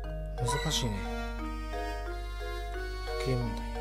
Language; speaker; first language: Japanese; native; Japanese